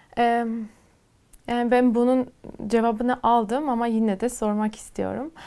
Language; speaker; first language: Turkish; non-native, fluent; Armenian